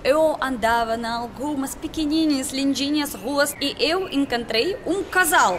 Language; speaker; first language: Portuguese; non-native, learner; Russian